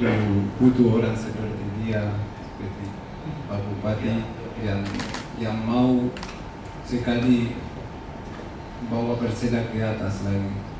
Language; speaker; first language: Indonesian; non-native, learner; Spanish